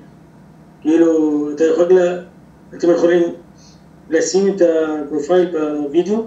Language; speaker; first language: Hebrew; non-native, local second language; Arabic